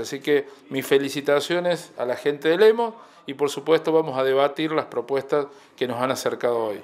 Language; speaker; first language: Spanish; native; Spanish